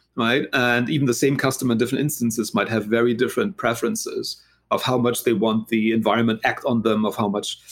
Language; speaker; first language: English; non-native, fluent; German